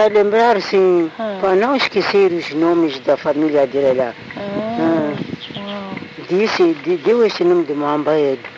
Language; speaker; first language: Portuguese; non-native, local second language; Tsonga